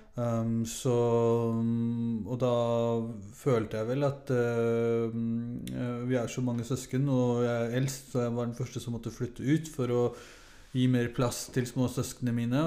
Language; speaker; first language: Norwegian; early bilingual, other home language; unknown